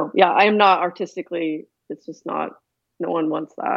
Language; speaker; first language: English; native; English